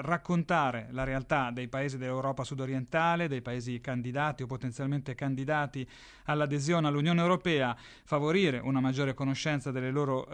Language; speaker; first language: Italian; native; Italian